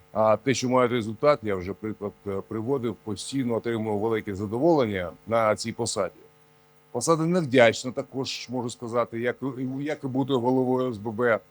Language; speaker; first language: Ukrainian; non-native, local second language; Russian